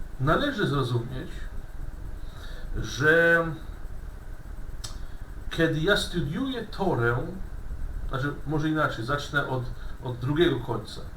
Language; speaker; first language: Polish; non-native, fluent; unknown